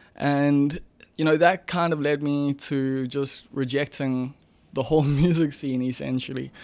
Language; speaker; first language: English; native; English